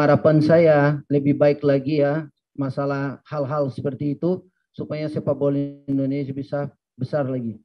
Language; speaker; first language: Indonesian; non-native, fluent; Portuguese